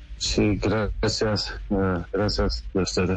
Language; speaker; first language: Spanish; non-native, learner; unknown